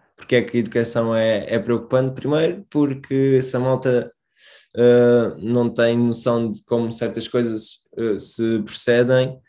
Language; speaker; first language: Portuguese; early bilingual, other home language; Romanian